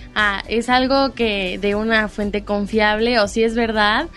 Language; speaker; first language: Spanish; native; Spanish